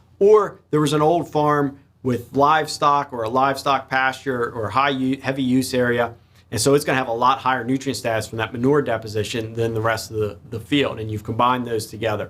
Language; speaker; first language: English; native; English